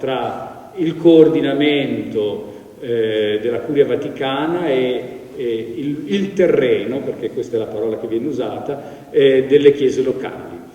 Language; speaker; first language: Italian; native; Italian